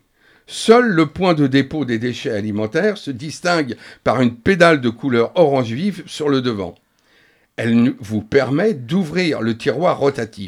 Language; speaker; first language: French; native; French